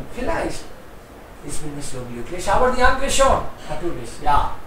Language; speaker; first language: German; non-native, fluent; Hindi